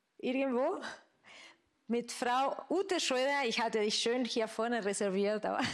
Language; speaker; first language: German; non-native, fluent; Spanish